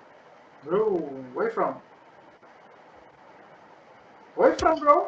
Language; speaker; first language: English; non-native, local second language; Malayalam